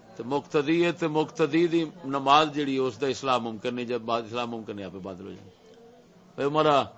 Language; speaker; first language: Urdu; non-native, local second language; Punjabi